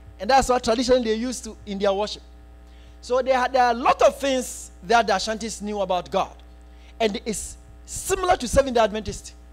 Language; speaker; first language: English; non-native, local second language; Akan